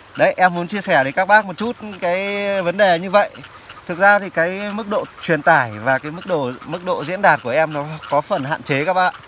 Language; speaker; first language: Vietnamese; non-native, local second language; Tày